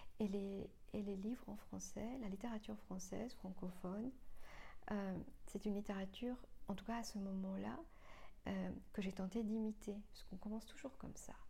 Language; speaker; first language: French; non-native, local second language; Morisyen